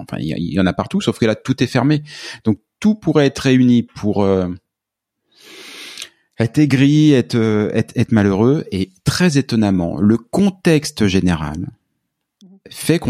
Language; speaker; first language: French; native; French